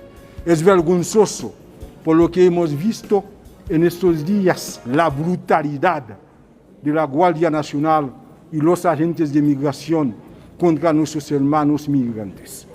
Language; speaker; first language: Spanish; non-native, fluent; Haitian Creole